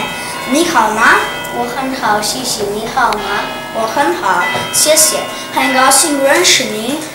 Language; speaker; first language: Chinese; non-native, learner; Slovenian